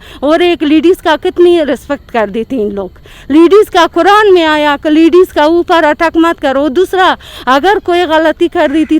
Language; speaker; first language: Hindi; non-native, learner; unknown